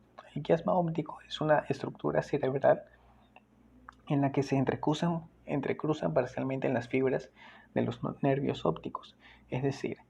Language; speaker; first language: Spanish; native; Spanish